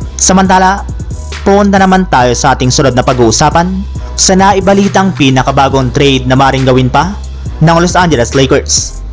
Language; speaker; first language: Filipino; native; Filipino